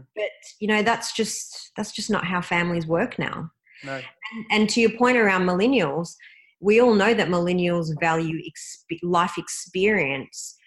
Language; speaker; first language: English; native; English